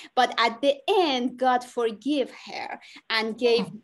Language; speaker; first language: English; non-native, learner; Persian